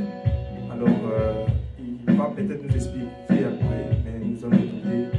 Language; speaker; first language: French; non-native, local second language; Lingala